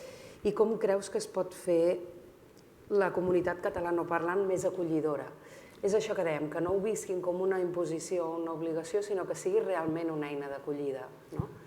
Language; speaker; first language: Catalan; native; Catalan